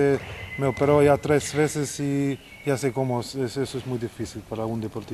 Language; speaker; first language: Spanish; non-native, learner; Serbian